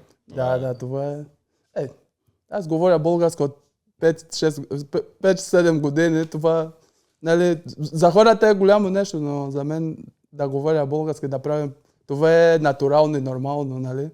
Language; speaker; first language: Bulgarian; non-native, fluent; Portuguese